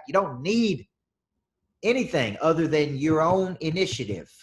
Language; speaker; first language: English; native; English